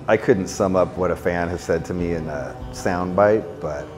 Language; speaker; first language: English; native; English